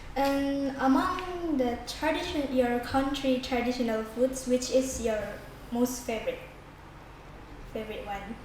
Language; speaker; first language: English; non-native, learner; Indonesian